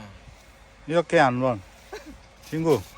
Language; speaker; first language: Korean; non-native, learner; Nepali